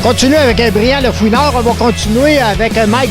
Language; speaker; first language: French; native; French